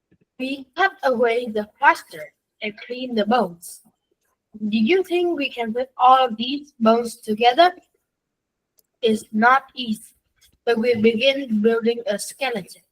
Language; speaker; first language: English; non-native, learner; Vietnamese